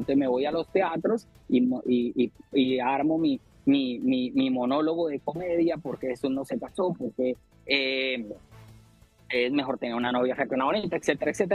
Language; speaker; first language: Spanish; native; Spanish